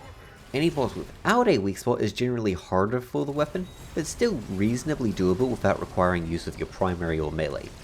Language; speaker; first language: English; native; English